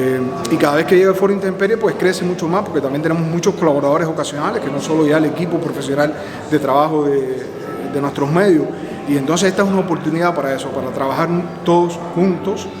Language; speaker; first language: Spanish; native; Spanish